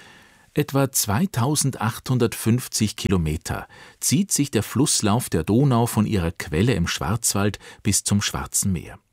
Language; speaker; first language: German; native; German